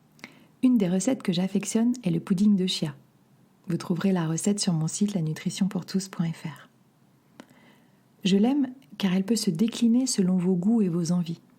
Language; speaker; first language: French; native; French